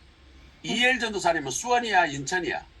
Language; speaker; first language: Korean; native; Korean